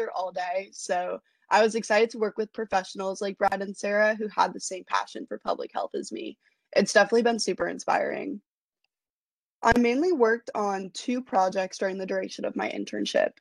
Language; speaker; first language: English; native; English